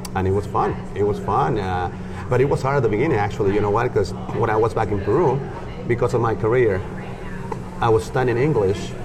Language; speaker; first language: English; non-native, fluent; Spanish